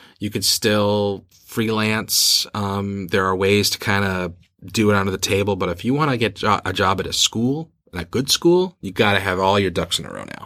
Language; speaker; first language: English; native; English